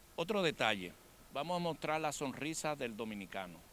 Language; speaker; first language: Spanish; native; Spanish